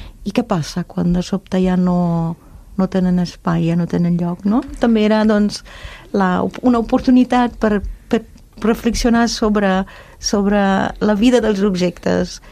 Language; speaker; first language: Catalan; non-native, fluent; German